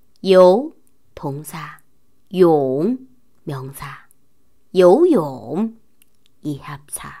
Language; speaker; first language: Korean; non-native, fluent; Chinese